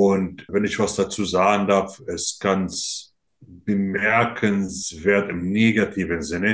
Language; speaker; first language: German; non-native, fluent; Arabic